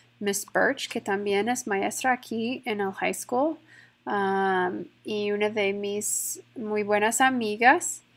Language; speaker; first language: Spanish; non-native, fluent; English